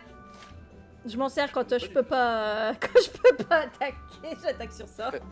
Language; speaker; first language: French; native; French